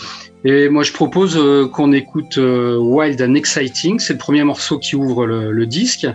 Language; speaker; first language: French; native; French